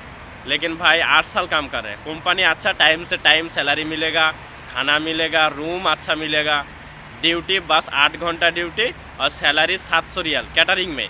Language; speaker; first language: Hindi; non-native, local second language; Bangla